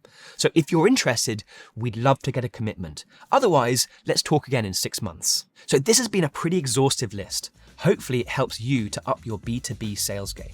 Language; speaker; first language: English; native; English